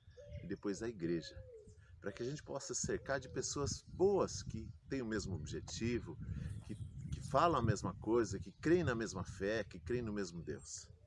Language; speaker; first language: Portuguese; native; Portuguese